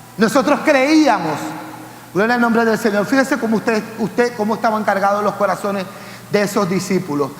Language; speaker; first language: Spanish; native; Spanish